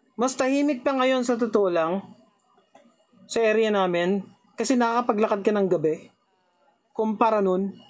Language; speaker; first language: Filipino; native; Filipino